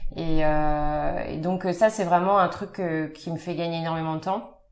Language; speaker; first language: French; native; French